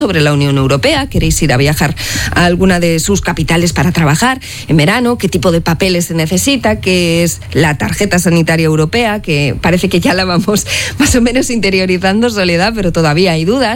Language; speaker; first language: Spanish; native; Spanish